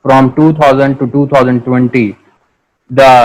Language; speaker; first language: English; non-native, local second language; Urdu